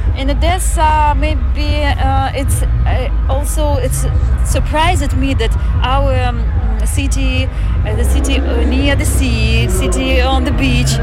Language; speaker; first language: English; non-native, fluent; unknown